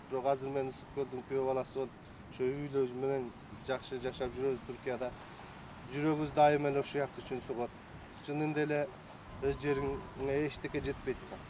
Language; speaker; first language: Kyrgyz; early bilingual, heritage; Kyrgyz